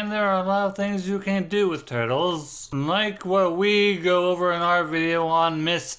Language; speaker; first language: English; native; English